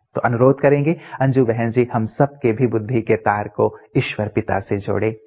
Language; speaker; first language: Hindi; native; Hindi